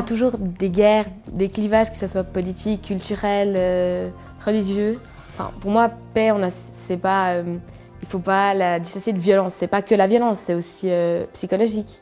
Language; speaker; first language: French; native; French